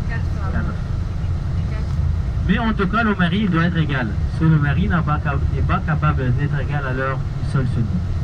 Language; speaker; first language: French; non-native, learner; Arabic